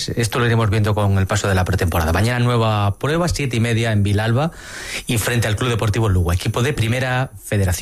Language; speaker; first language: Spanish; native; Spanish